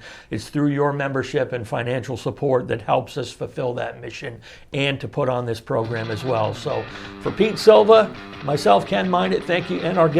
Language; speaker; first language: English; native; English